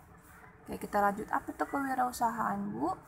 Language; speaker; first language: Indonesian; native; Indonesian